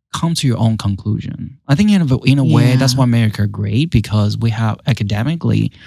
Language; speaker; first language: English; non-native, fluent; Chinese